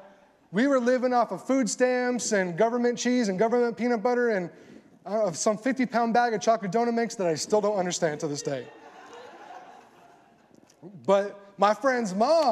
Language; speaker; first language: English; native; English